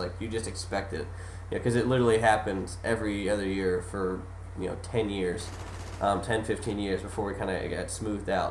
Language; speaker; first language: English; native; English